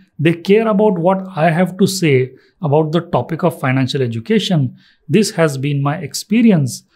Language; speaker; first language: English; non-native, local second language; Marathi